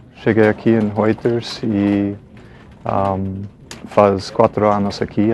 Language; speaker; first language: Portuguese; non-native, fluent; English